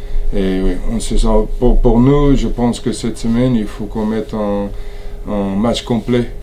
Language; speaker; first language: French; non-native, fluent; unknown